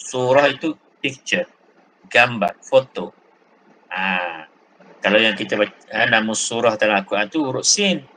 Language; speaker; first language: Malay; native; Malay